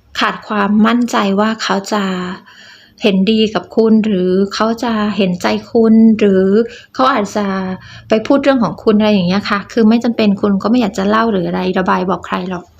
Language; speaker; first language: Thai; native; Thai